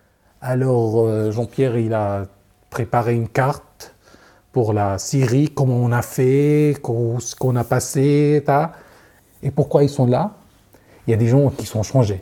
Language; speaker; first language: French; non-native, learner; Arabic